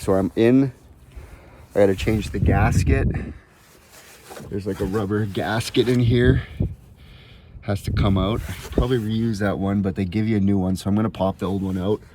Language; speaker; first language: English; native; English